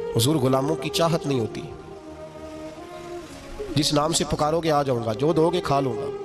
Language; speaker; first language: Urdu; non-native, local second language; Punjabi